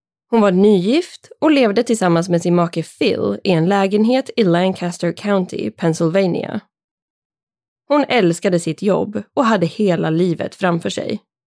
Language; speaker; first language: Swedish; native; Swedish